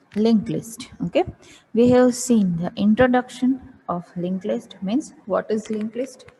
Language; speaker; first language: English; non-native, local second language; Gujarati